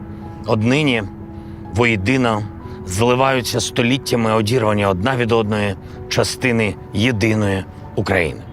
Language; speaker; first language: Ukrainian; non-native, local second language; Russian